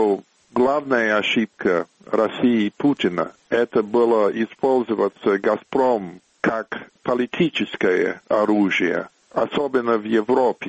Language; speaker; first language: Russian; non-native, fluent; English